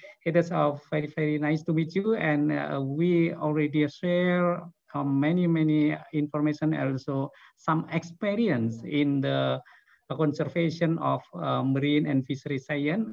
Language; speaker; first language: English; non-native, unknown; Indonesian